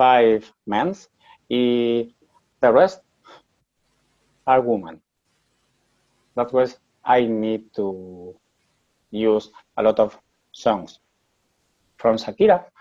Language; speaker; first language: English; non-native, learner; Spanish